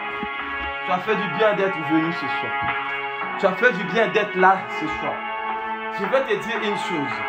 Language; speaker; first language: French; non-native, local second language; Swahili